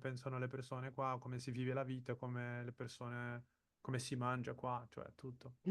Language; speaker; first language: Italian; non-native, fluent; Portuguese